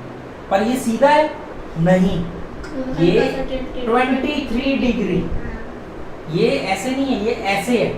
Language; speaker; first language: Hindi; native; Hindi